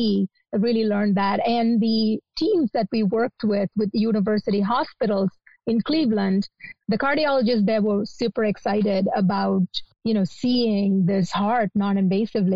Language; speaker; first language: English; non-native, local second language; Malayalam